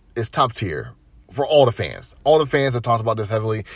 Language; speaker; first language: English; native; English